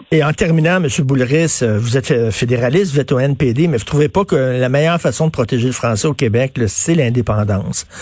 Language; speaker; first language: French; native; French